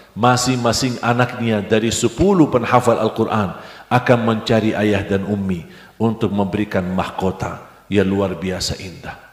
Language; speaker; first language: Indonesian; non-native, fluent; Arabic